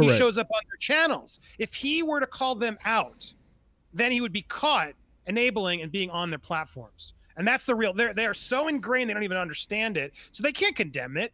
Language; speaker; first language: English; native; English